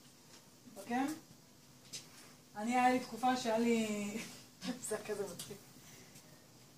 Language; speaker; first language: Hebrew; native; Hebrew